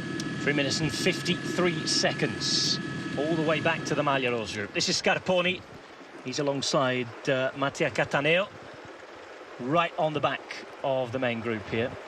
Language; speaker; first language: English; native; English